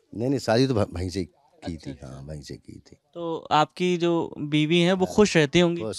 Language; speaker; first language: Hindi; native; Hindi